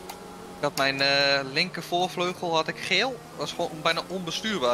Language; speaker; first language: Dutch; native; Dutch